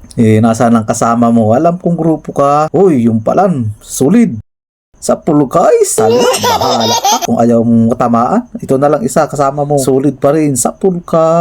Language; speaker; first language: Filipino; native; Filipino